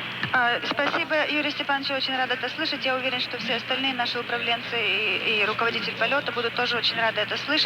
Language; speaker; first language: Russian; non-native, learner; English